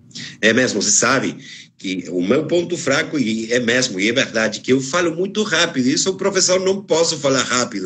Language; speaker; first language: Portuguese; non-native, fluent; Spanish